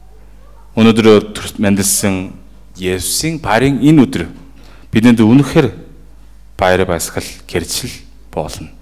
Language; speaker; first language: Mongolian; non-native, fluent; Korean